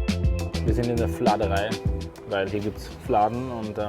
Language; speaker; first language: German; native; German